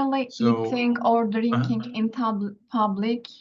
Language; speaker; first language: English; non-native, learner; Turkish